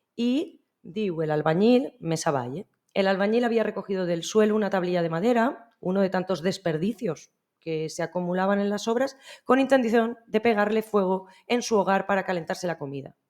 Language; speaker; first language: Spanish; non-native, local second language; Catalan